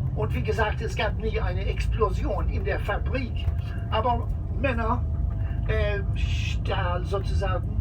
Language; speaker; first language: German; non-native, fluent; English